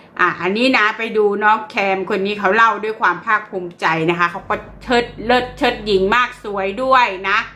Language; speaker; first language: Thai; native; Thai